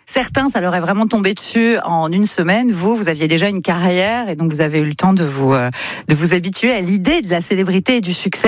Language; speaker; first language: French; native; French